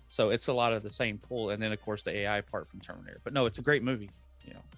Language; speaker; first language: English; native; English